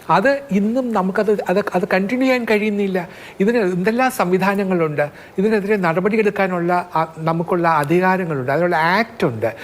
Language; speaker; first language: Malayalam; native; Malayalam